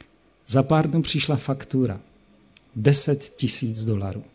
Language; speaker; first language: Czech; native; Czech